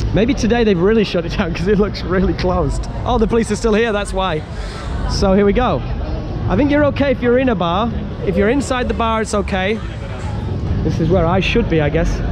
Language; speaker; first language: English; native; English